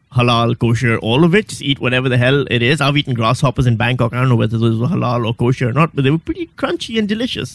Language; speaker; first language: English; non-native, local second language; Urdu